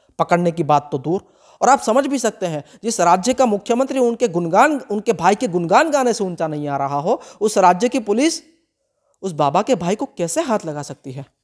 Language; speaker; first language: Hindi; non-native, local second language; Gujarati